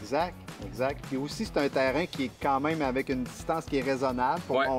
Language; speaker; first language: French; native; French